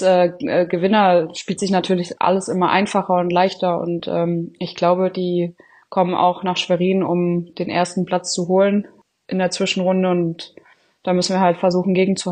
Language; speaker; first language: German; native; German